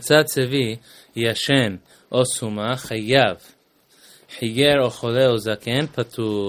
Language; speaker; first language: Hebrew; non-native, fluent; English